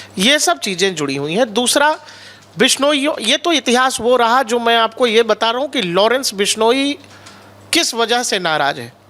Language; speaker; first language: Hindi; native; Hindi